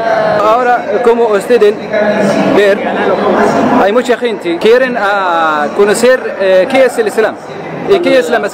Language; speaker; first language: Spanish; non-native, learner; Arabic